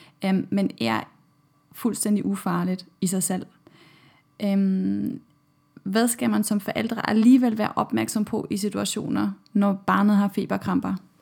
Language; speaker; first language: Danish; non-native, fluent; German